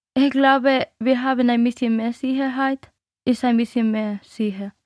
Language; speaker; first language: German; non-native, learner; Spanish